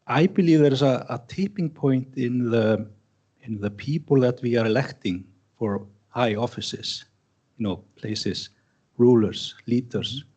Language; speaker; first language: English; non-native, fluent; Icelandic